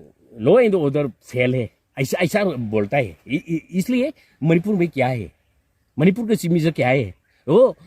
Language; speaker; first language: Hindi; non-native, local second language; Manipuri